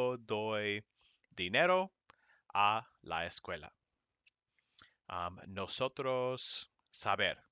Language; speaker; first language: Spanish; non-native, fluent; English